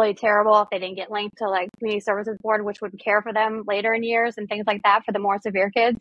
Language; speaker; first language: English; native; English